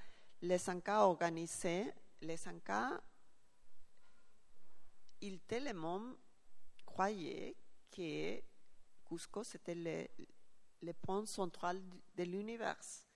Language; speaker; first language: French; non-native, learner; Spanish